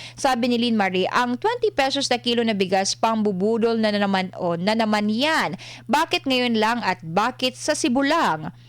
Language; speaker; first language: Filipino; non-native, local second language; Cebuano